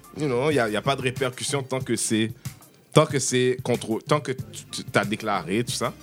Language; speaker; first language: French; early bilingual, heritage; French